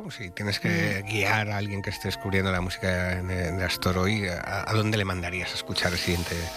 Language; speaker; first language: Spanish; native; Spanish